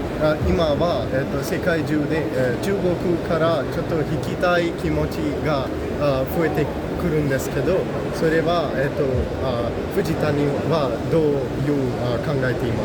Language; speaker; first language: Japanese; non-native, fluent; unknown